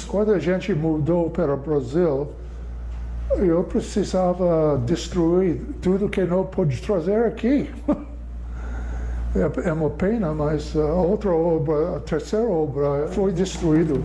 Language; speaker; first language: Portuguese; non-native, learner; English